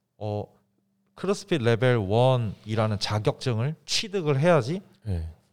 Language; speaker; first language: Korean; native; Korean